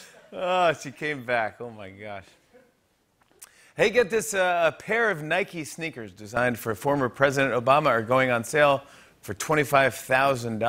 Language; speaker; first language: English; native; English